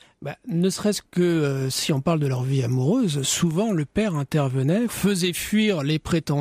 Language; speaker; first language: French; native; French